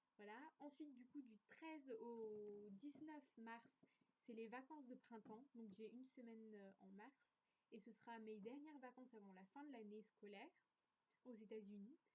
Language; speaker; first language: French; native; French